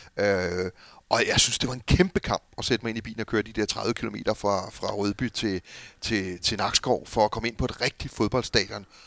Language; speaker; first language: Danish; native; Danish